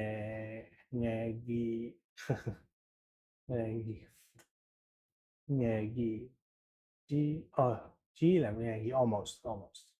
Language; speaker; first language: Vietnamese; non-native, learner; Dutch